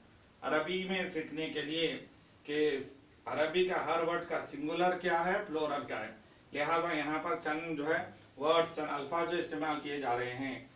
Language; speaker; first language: Hindi; non-native, fluent; Urdu